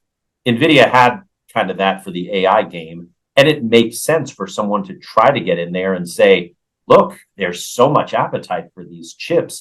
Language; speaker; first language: English; native; English